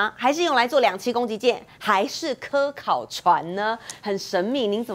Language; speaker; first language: Chinese; native; Chinese